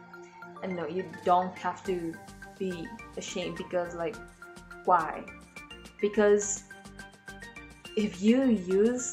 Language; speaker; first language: English; non-native, learner; Indonesian